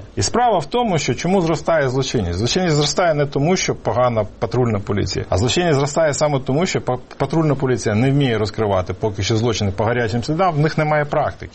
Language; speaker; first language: Ukrainian; native; Ukrainian